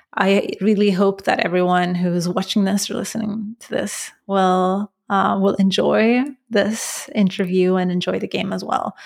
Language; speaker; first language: English; non-native, fluent; Persian